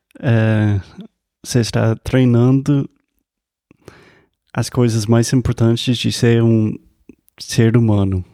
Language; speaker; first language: Portuguese; non-native, fluent; English